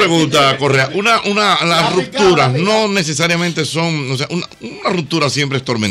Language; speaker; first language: Spanish; native; Spanish